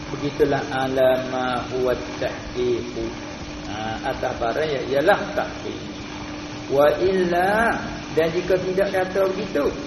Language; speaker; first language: Malay; native; Malay